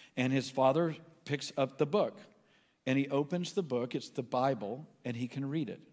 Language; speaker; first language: English; native; English